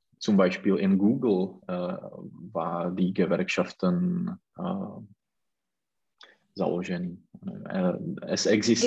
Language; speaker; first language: German; non-native, learner; Czech